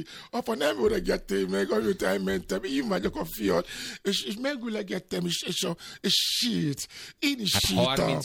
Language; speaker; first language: Hungarian; non-native, learner; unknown